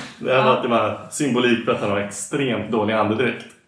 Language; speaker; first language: Swedish; native; Swedish